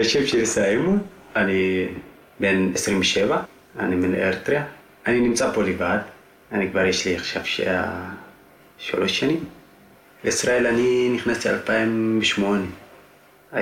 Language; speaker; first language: Hebrew; non-native, fluent; Tigrinya